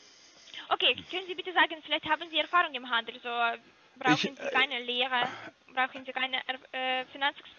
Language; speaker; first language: German; non-native, learner; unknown